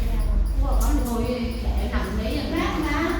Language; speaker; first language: Vietnamese; native; Vietnamese